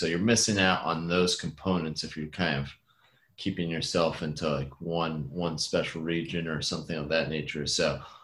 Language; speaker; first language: English; native; English